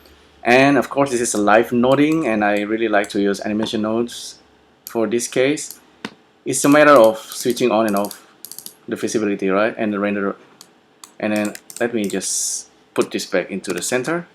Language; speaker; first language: English; non-native, fluent; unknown